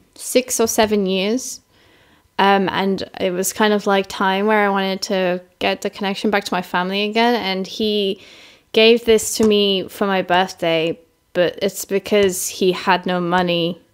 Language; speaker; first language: English; native; English